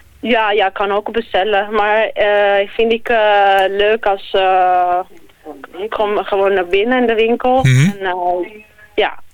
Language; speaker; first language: Dutch; non-native, learner; Italian